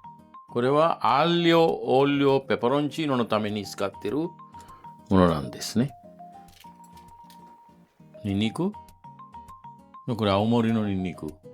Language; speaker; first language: Japanese; non-native, fluent; Italian